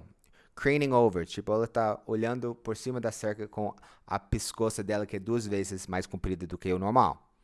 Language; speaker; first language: Portuguese; non-native, fluent; English